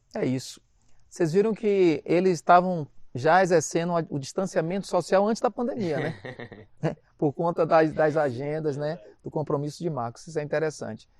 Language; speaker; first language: Portuguese; native; Portuguese